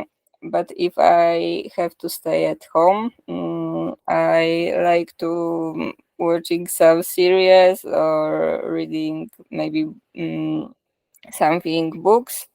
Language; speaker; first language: English; non-native, learner; Polish